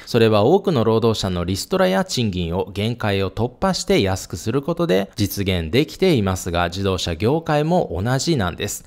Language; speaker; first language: Japanese; native; Japanese